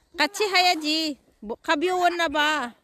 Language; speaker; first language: Korean; non-native, learner; Filipino